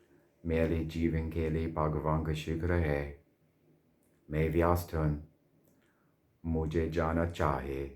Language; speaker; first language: Hindi; non-native, learner; English